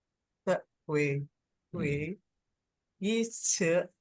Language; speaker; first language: Chinese; non-native, learner; Indonesian